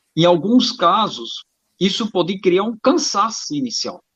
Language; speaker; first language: Portuguese; non-native, fluent; German